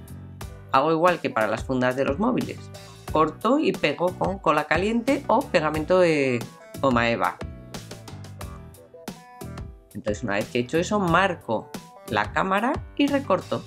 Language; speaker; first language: Spanish; native; Spanish